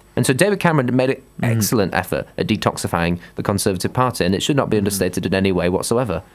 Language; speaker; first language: English; native; English